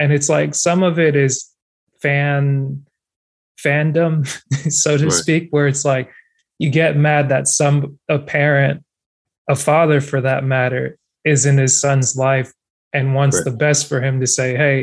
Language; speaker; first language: English; non-native, local second language; French